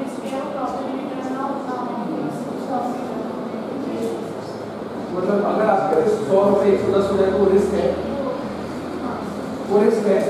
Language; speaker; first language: Hindi; native; Hindi